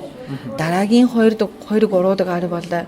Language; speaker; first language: Mongolian; non-native, fluent; Japanese